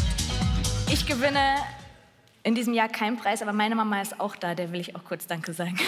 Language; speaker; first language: German; native; German